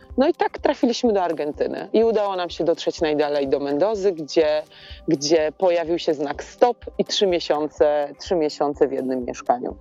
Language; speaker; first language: Polish; native; Polish